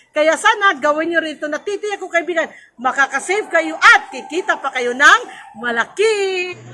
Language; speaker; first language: Filipino; non-native, local second language; Cebuano